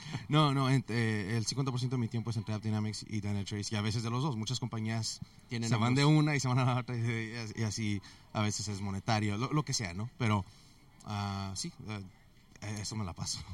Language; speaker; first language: Spanish; early bilingual, heritage; Spanish